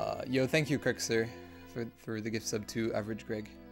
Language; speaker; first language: English; non-native, fluent; French